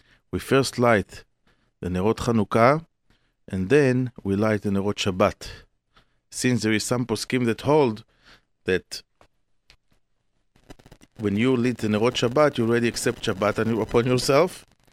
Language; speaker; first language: English; non-native, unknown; Hebrew